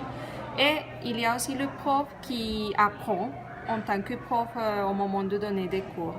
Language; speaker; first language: French; non-native, fluent; Spanish